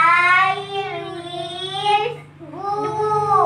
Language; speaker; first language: English; non-native, learner; Indonesian